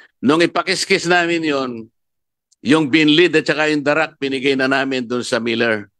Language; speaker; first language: Filipino; non-native, local second language; Pampanga